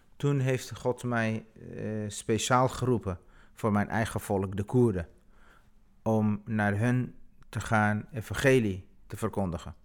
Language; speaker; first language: Dutch; non-native, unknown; Kurdish